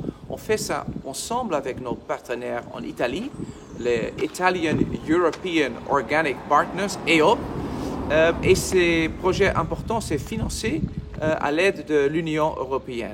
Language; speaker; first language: French; non-native, learner; Dutch